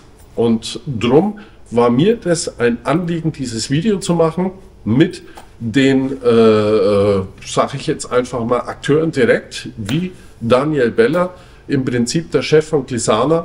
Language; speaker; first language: German; native; German